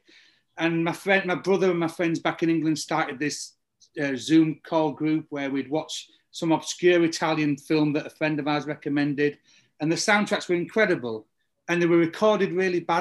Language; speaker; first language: English; native; English